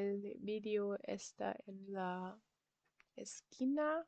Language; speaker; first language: Spanish; non-native, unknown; German